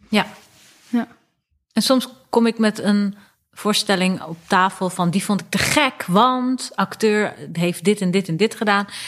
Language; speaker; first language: Dutch; early bilingual, other home language; Persian